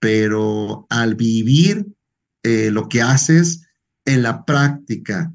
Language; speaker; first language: Spanish; native; Spanish